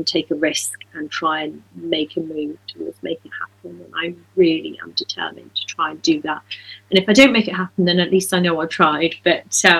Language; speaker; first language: English; native; English